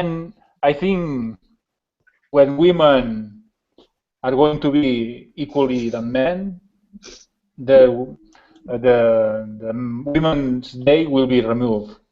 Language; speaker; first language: English; non-native, learner; Spanish